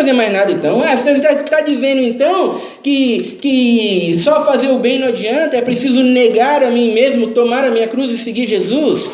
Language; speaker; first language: Portuguese; native; Portuguese